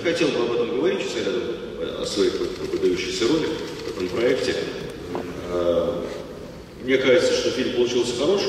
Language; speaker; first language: Russian; native; Russian